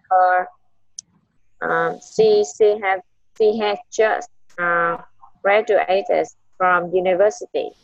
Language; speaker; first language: English; non-native, learner; Vietnamese